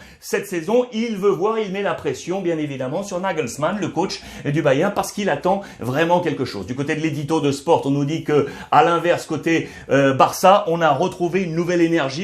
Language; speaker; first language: French; native; French